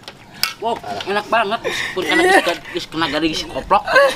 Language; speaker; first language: Indonesian; non-native, local second language; Sundanese